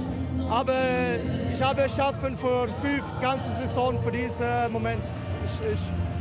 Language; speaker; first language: German; non-native, learner; Swedish